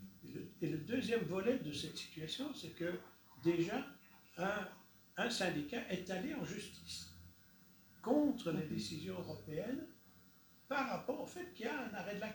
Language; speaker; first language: French; native; French